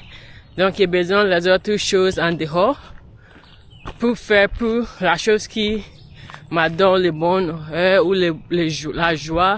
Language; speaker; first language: French; non-native, learner; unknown